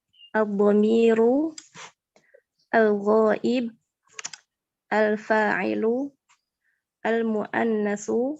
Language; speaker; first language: Arabic; non-native, learner; Indonesian